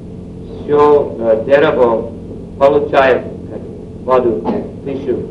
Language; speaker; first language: Russian; non-native, learner; English